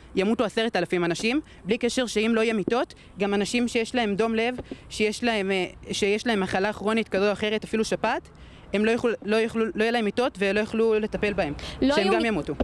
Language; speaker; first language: Hebrew; native; Hebrew